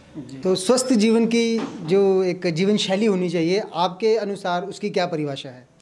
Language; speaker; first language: Hindi; native; Hindi